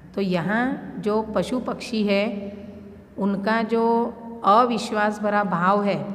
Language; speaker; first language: Urdu; non-native, local second language; Gujarati